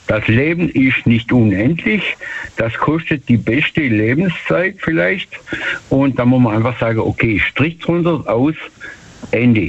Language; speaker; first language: German; native; German